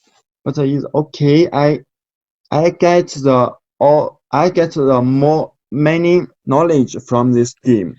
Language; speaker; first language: English; non-native, learner; Chinese